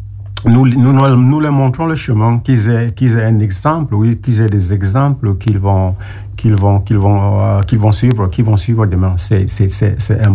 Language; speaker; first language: English; non-native, local second language; French